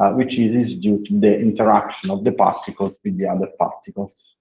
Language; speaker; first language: English; non-native, fluent; Italian